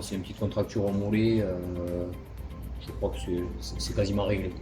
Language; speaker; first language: French; native; French